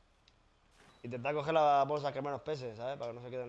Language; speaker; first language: Spanish; native; Spanish